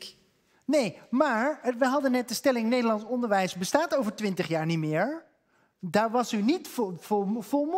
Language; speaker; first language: Dutch; native; Dutch